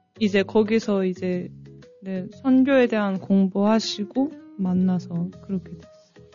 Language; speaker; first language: Korean; early bilingual, heritage; Korean